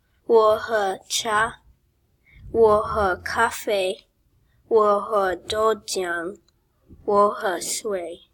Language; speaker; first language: Chinese; non-native, learner; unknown